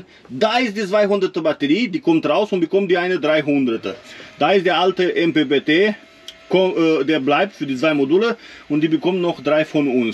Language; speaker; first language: German; non-native, fluent; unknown